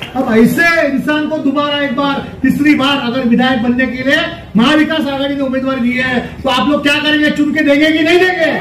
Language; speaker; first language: Hindi; non-native, local second language; Marathi